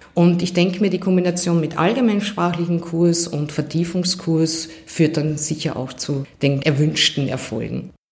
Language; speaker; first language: German; native; German